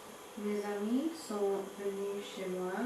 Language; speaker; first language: French; non-native, learner; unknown